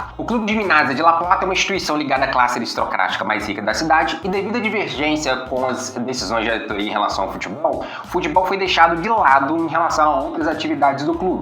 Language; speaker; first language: Portuguese; native; Portuguese